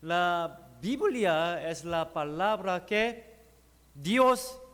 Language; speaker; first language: Spanish; non-native, learner; Korean